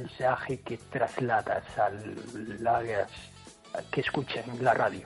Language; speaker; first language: Spanish; non-native, fluent; English